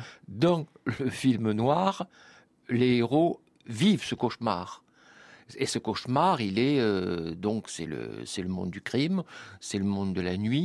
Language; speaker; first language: French; native; French